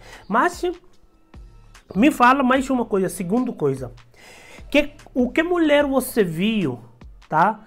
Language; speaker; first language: Portuguese; non-native, learner; Hindi